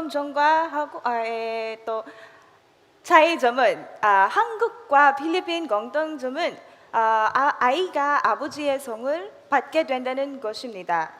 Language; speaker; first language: Korean; non-native, learner; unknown